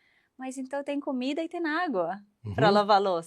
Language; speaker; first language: Portuguese; non-native, fluent; Arabic